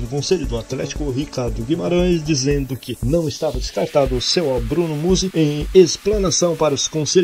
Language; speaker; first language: Portuguese; native; Portuguese